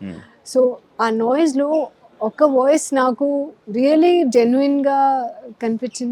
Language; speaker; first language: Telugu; non-native, learner; Hindi